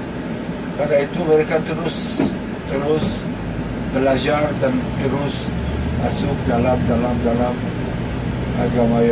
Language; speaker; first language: Indonesian; non-native, learner; Hebrew